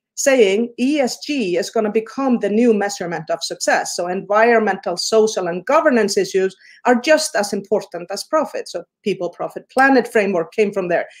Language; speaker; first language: English; non-native, fluent; Icelandic